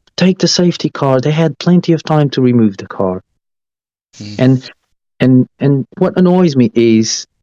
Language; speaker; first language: English; non-native, fluent; Portuguese